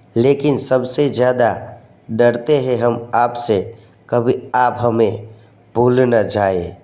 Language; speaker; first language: Hindi; non-native, local second language; Gujarati